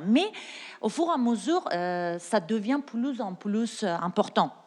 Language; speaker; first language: French; non-native, learner; Persian